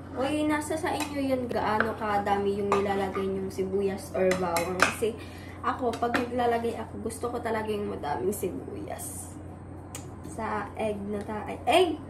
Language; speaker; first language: Filipino; non-native, local second language; Iloko